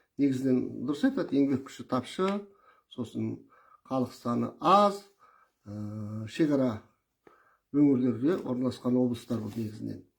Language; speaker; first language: Kazakh; early bilingual, heritage; Kazakh